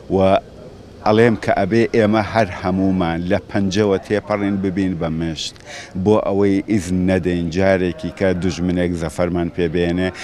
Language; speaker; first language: Central Kurdish; non-native, local second language; Gurani